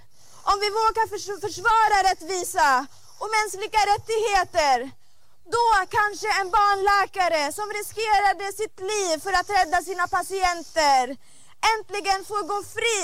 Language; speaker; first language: Swedish; non-native, fluent; Arabic